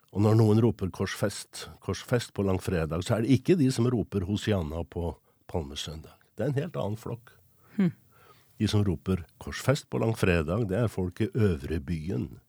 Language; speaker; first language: Norwegian; native; Norwegian